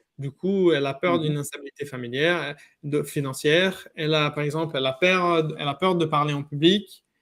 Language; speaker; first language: French; non-native, fluent; Portuguese